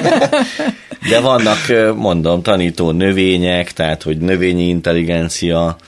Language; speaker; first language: Hungarian; native; Hungarian